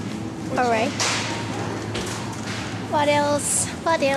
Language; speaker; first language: English; non-native, learner; Korean